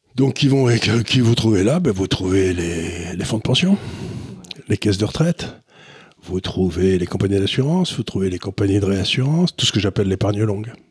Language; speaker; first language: French; native; French